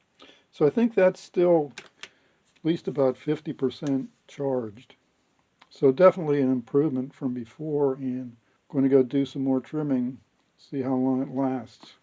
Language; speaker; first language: English; native; English